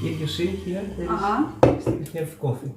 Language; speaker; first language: English; non-native, learner; Greek